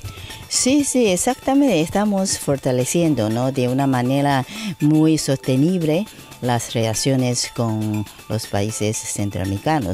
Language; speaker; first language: Spanish; non-native, fluent; Chinese